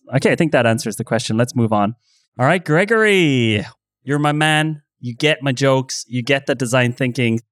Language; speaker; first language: English; native; English